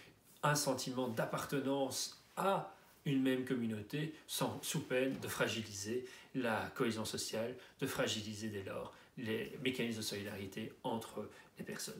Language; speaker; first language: French; native; French